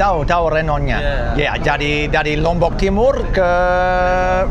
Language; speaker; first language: Indonesian; non-native, fluent; English